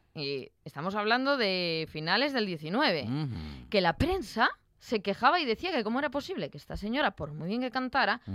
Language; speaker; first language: Spanish; native; Spanish